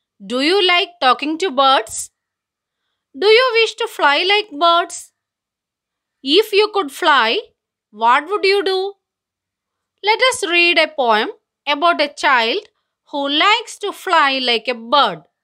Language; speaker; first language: English; non-native, local second language; Malayalam